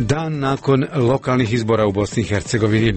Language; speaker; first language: Croatian; native; Croatian